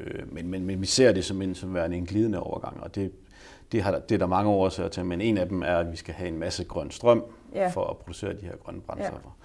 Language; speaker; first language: Danish; native; Danish